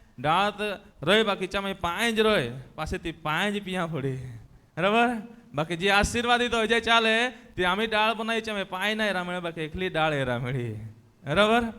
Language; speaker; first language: Gujarati; non-native, local second language; Gamit